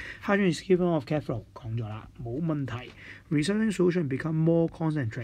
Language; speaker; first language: English; non-native, local second language; Cantonese